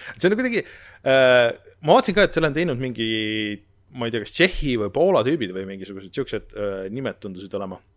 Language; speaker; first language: Estonian; native; Estonian